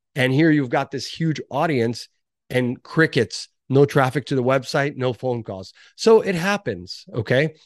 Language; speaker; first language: English; early bilingual, other home language; Portuguese